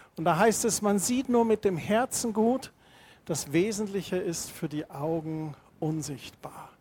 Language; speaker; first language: German; native; German